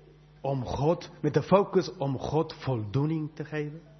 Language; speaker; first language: Dutch; non-native, fluent; English